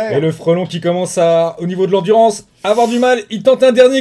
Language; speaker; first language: French; native; French